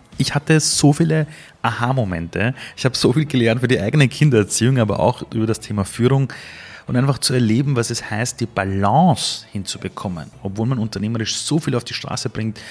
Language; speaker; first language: German; early bilingual, other home language; Persian